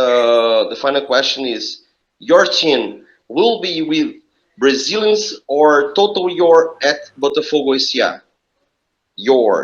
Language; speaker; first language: English; non-native, learner; Portuguese